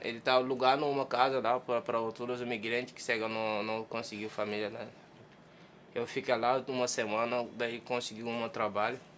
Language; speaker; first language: Portuguese; non-native, learner; Wolof